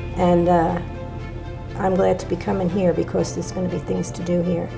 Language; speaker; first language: English; native; English